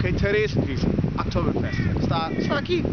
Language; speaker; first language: Spanish; non-native, learner; English